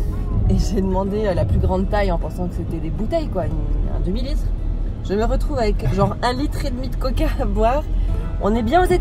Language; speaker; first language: French; native; French